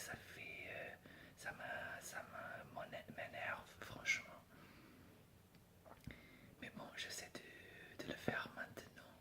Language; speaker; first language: French; non-native, fluent; English